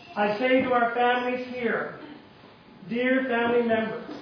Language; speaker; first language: English; native; English